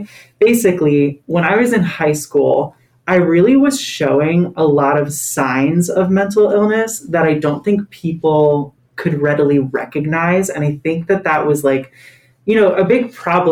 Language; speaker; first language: English; native; English